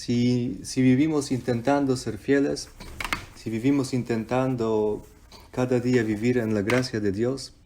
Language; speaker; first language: Spanish; non-native, fluent; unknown